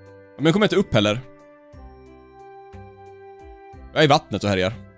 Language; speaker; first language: Swedish; native; Swedish